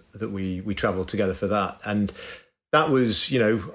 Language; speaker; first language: English; native; English